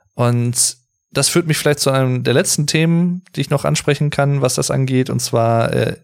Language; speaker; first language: German; native; German